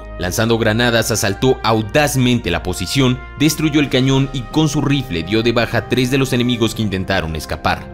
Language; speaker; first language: Spanish; native; Spanish